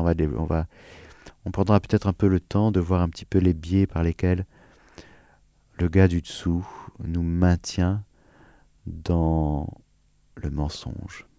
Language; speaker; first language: French; native; French